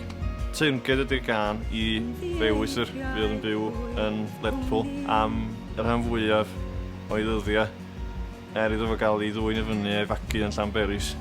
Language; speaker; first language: Welsh; native; Welsh